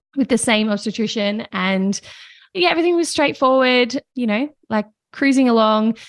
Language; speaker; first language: English; native; English